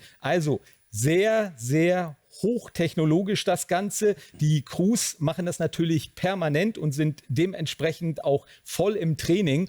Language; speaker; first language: German; native; German